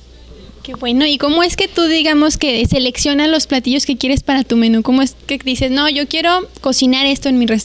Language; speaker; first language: Spanish; native; Spanish